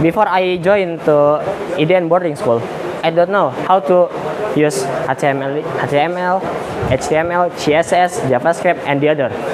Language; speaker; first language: English; non-native, learner; Indonesian